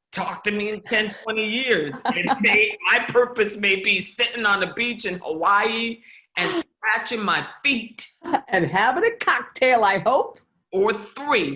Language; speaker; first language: English; native; English